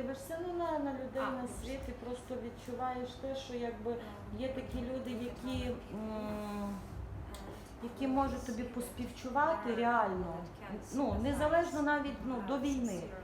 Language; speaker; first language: Ukrainian; native; Ukrainian